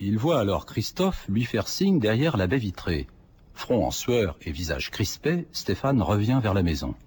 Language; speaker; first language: French; native; French